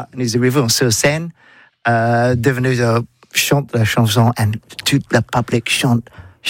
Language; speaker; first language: French; non-native, learner; English